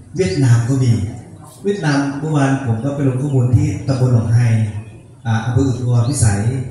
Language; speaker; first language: Thai; non-native, local second language; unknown